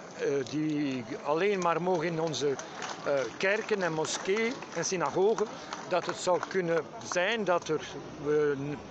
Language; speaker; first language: Dutch; non-native, local second language; French